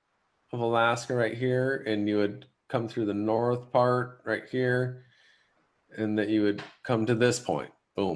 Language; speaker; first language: English; native; English